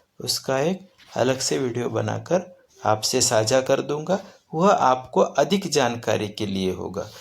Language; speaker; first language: Hindi; non-native, local second language; Marathi